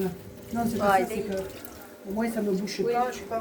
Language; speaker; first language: French; native; French